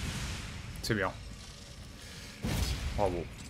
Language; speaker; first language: French; native; French